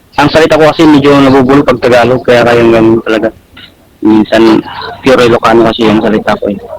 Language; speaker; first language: Filipino; non-native, local second language; Iloko